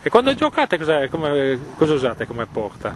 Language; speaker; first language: Italian; native; Italian